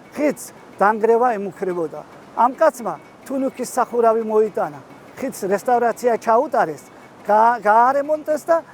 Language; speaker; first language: Georgian; native; Georgian